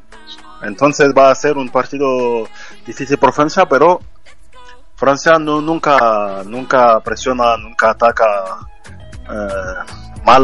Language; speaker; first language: Spanish; non-native, fluent; French